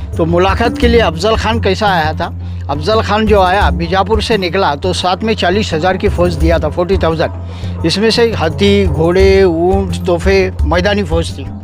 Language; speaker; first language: Hindi; non-native, local second language; Marathi